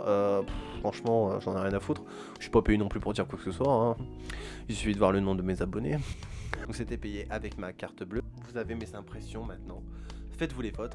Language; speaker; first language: French; native; French